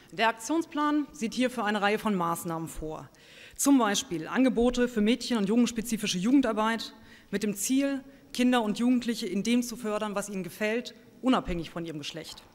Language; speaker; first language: German; native; German